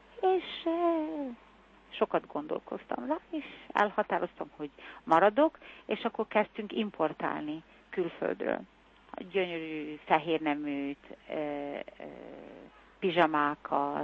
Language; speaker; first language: Hungarian; early bilingual, heritage; Hungarian